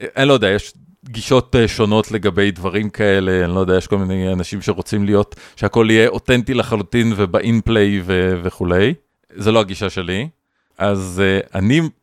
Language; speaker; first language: Hebrew; native; Hebrew